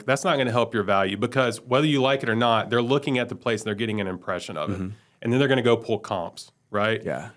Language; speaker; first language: English; native; English